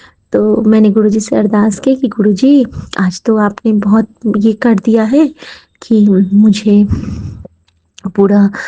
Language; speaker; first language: Hindi; native; Hindi